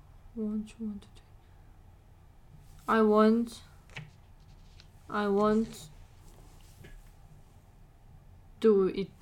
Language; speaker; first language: English; non-native, learner; Korean